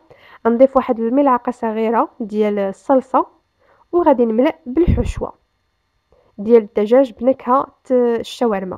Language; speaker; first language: Arabic; native; Arabic